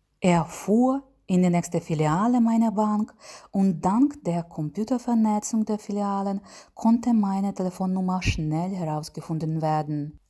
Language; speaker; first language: German; non-native, learner; Ukrainian